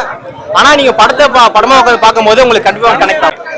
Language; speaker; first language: Tamil; native; Tamil